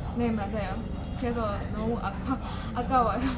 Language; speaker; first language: Korean; non-native, learner; Burmese